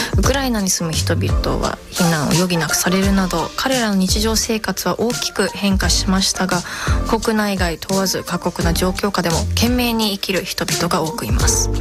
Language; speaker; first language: Japanese; native; Japanese